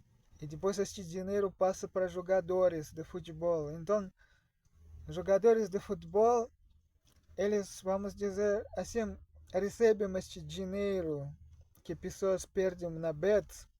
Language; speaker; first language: Portuguese; non-native, learner; Russian